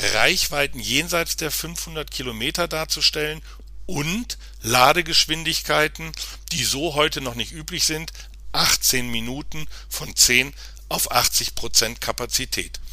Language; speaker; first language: German; native; German